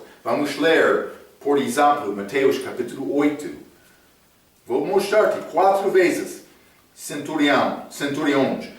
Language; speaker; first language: Portuguese; non-native, fluent; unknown